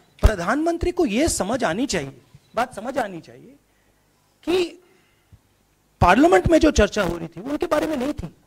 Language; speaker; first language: Hindi; native; Hindi